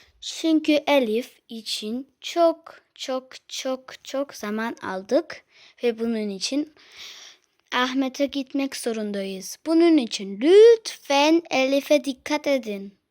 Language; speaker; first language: Turkish; early bilingual, heritage; Turkish